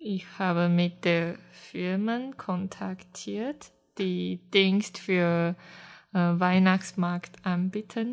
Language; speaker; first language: German; non-native, learner; Chinese